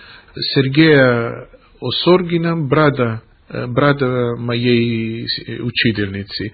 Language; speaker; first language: Russian; non-native, fluent; Greek